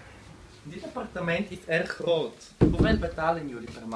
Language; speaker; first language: Dutch; non-native, learner; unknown